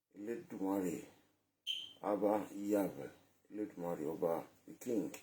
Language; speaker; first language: English; non-native, local second language; Yoruba